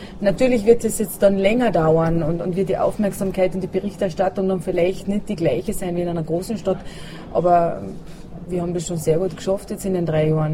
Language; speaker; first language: German; native; German